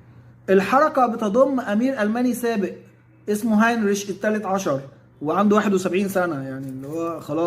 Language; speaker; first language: Arabic; native; Arabic